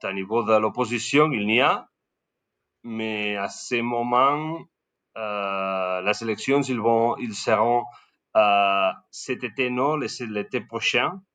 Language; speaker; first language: French; non-native, learner; Spanish